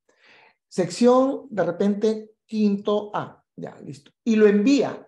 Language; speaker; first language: Spanish; native; Spanish